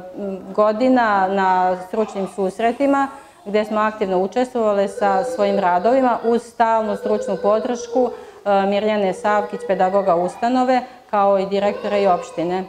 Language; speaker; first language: Serbian; native; Serbian